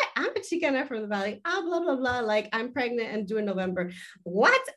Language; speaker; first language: English; early bilingual, other home language; Spanish